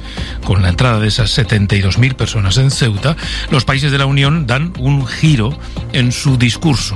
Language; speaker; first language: Spanish; native; Spanish